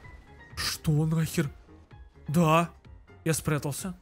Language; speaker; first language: Russian; native; Russian